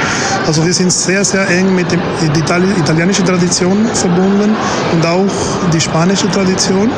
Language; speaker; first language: German; non-native, fluent; Spanish